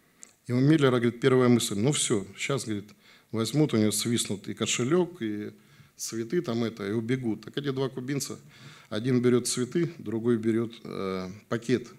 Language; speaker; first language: Russian; native; Russian